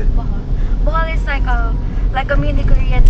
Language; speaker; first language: English; non-native, local second language; Filipino